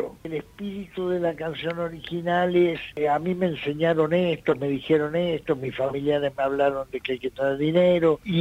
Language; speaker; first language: Spanish; native; Spanish